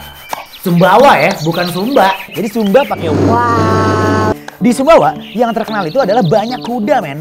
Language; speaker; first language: Indonesian; native; Indonesian